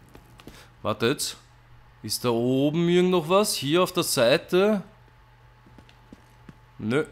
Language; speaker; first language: German; native; German